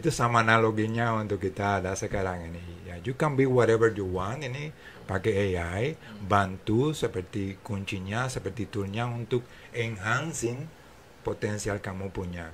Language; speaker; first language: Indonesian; non-native, fluent; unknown